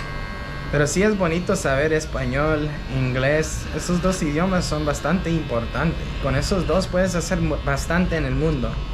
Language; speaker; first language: Spanish; early bilingual, heritage; Spanish